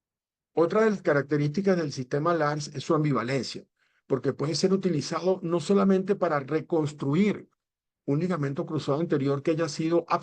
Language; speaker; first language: Spanish; native; Spanish